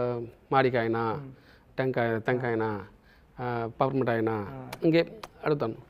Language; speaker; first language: Telugu; non-native, local second language; Tamil